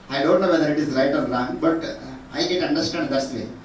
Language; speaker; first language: English; non-native, local second language; Telugu